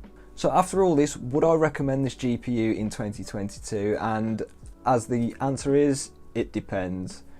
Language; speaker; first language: English; native; English